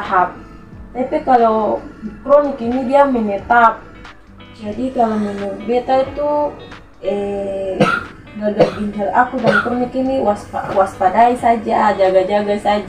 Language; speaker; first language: Indonesian; non-native, local second language; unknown